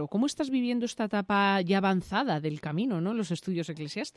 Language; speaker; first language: Spanish; native; Spanish